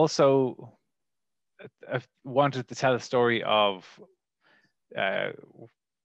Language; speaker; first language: English; native; English